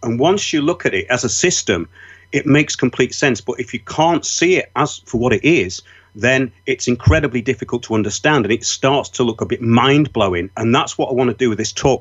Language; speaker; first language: English; native; English